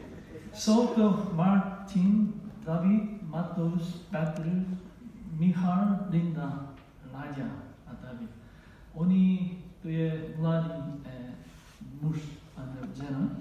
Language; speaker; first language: Czech; non-native, learner; Korean